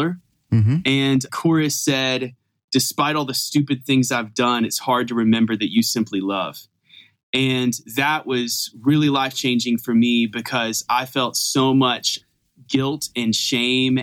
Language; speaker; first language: English; native; English